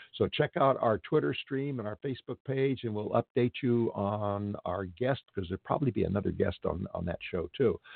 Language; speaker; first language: English; native; English